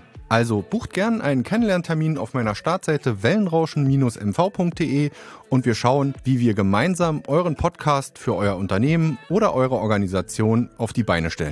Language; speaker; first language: German; native; German